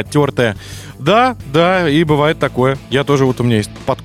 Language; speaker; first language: Russian; native; Russian